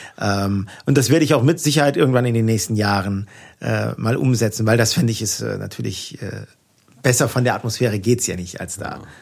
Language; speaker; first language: German; native; German